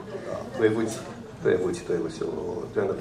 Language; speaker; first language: Chinese; non-native, learner; Georgian